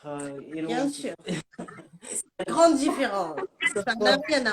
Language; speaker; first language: French; non-native, local second language; Arabic